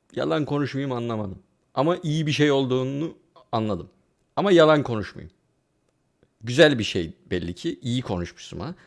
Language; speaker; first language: Turkish; native; Turkish